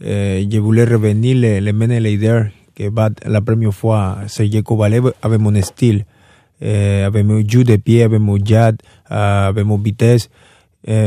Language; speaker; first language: French; non-native, fluent; Spanish